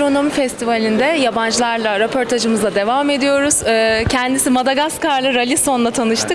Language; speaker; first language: Turkish; native; Turkish